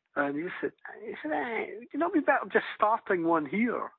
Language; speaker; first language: English; native; English